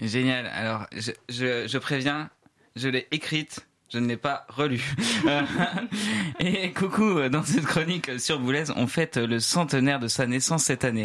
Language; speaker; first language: French; native; French